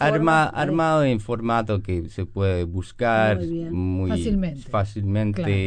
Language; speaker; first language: Spanish; non-native, learner; English